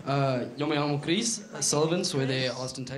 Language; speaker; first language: Spanish; non-native, learner; English